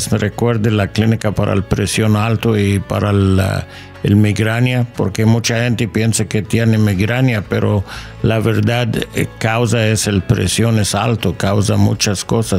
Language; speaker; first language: Spanish; non-native, learner; English